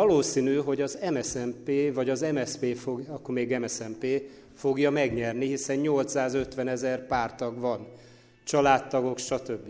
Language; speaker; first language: Hungarian; native; Hungarian